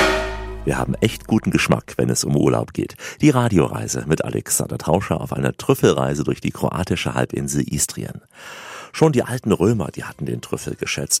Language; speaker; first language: German; native; German